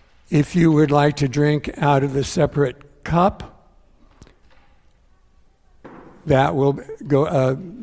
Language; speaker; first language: English; native; English